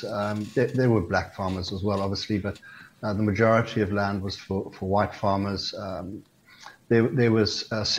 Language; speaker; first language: English; native; English